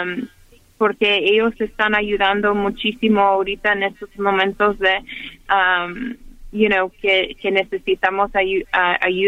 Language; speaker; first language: Spanish; early bilingual, heritage; Spanish